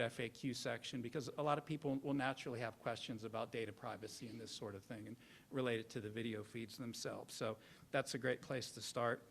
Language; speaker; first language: English; native; English